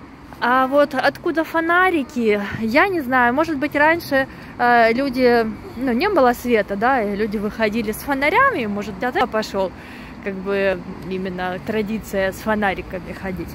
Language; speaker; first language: Russian; native; Russian